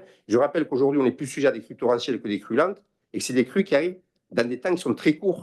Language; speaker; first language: French; native; French